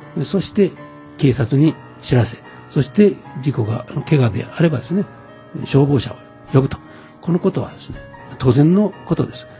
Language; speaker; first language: Japanese; native; Japanese